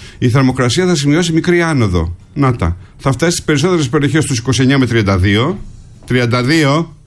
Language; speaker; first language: Greek; native; Greek